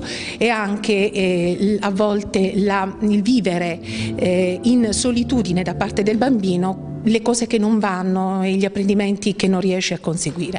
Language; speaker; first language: Italian; native; Italian